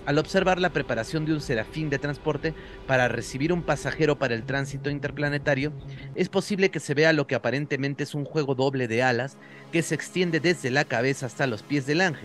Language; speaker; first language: Spanish; native; Spanish